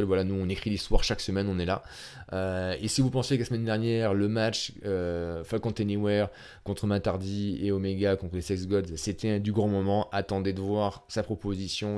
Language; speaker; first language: French; native; French